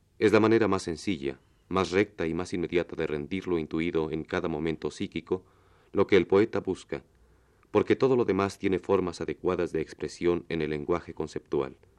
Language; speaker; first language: Spanish; native; Spanish